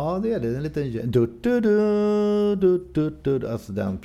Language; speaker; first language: Swedish; native; Swedish